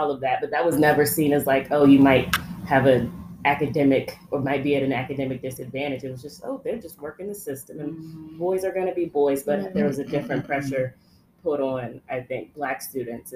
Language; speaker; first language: English; native; English